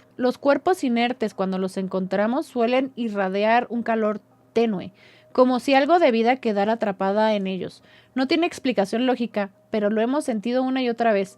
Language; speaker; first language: Spanish; native; Spanish